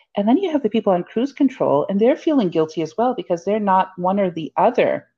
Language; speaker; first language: English; native; English